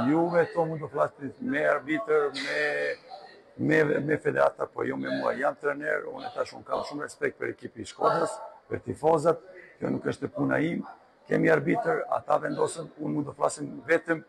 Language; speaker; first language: Albanian; non-native, learner; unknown